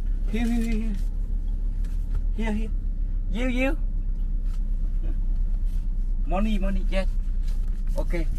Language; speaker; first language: English; non-native, learner; Vietnamese